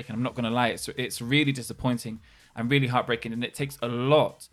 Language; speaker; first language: English; native; English